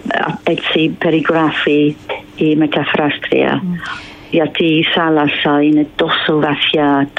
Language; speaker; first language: Greek; non-native, fluent; English